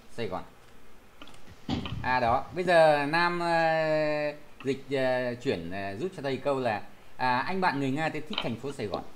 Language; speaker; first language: Vietnamese; native; Vietnamese